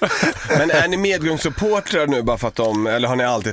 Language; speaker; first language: Swedish; native; Swedish